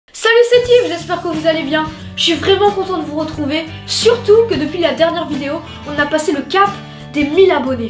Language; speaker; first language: French; native; French